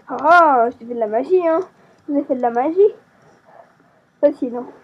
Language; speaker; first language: French; native; French